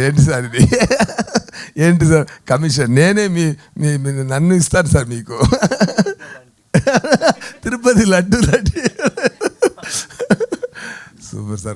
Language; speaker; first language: Telugu; non-native, fluent; Tamil